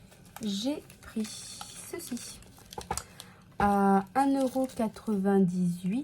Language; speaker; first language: French; native; French